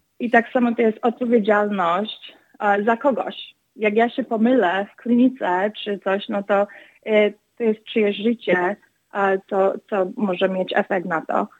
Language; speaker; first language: Polish; early bilingual, other home language; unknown